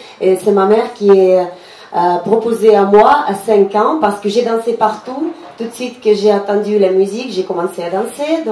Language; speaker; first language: French; non-native, fluent; Russian